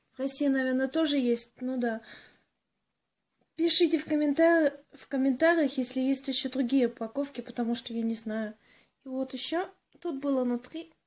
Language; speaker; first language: Russian; early bilingual, heritage; Russian